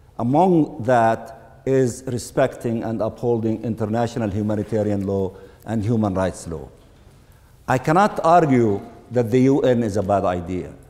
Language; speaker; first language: English; non-native, fluent; Arabic